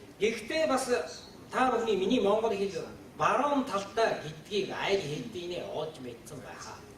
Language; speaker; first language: Mongolian; non-native, fluent; Japanese